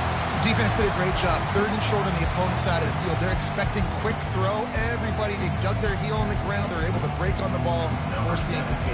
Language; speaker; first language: English; native; English